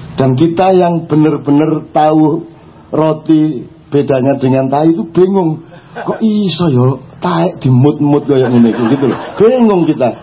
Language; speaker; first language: Indonesian; non-native, local second language; Javanese